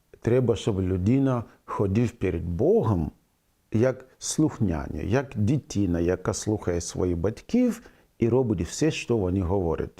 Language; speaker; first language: Ukrainian; non-native, fluent; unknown